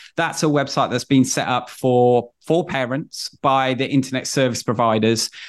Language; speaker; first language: English; native; English